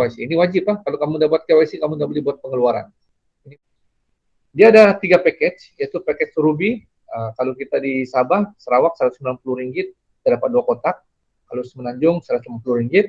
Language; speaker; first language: Indonesian; non-native, local second language; Malay